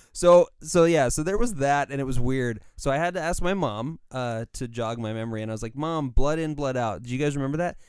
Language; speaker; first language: English; early bilingual, other home language; Spanish